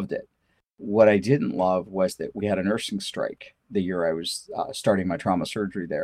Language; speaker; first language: English; early bilingual, other home language; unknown